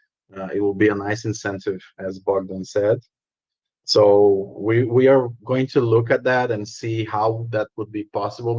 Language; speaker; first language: English; non-native, fluent; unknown